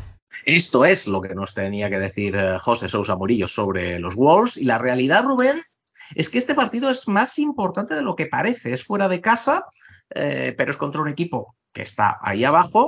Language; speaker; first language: Spanish; native; Spanish